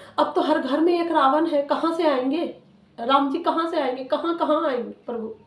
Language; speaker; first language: Hindi; native; Hindi